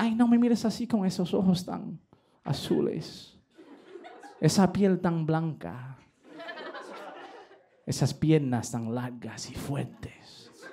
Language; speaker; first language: Spanish; early bilingual, heritage; Spanish